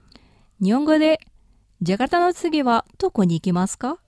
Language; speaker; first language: Japanese; non-native, fluent; Indonesian